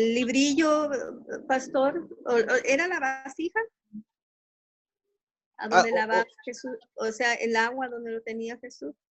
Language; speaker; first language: Spanish; native; Spanish